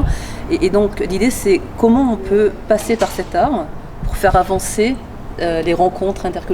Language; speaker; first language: French; native; French